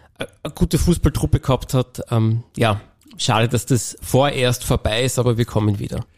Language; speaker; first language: German; native; German